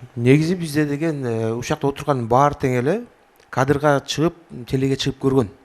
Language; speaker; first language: Kyrgyz; native; Kyrgyz